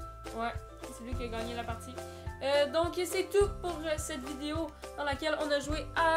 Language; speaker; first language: French; native; French